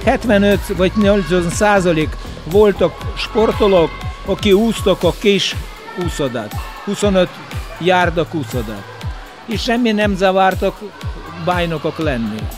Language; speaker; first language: Hungarian; non-native, learner; Russian